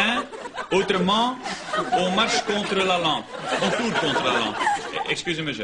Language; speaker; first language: French; non-native, local second language; Dutch